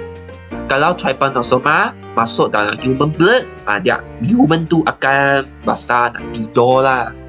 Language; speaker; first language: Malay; non-native, local second language; Chinese